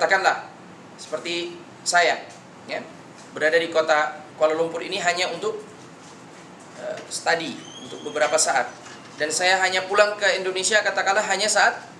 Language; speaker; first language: Indonesian; native; Indonesian